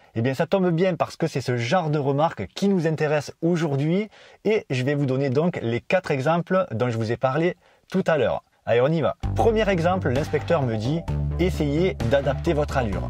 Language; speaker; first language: French; native; French